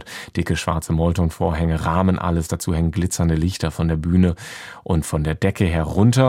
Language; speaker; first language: German; native; German